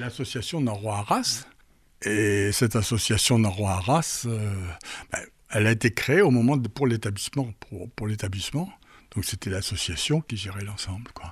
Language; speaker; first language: French; native; French